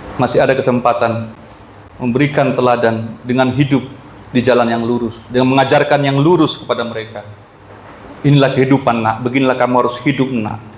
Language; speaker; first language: Indonesian; non-native, local second language; Batak Toba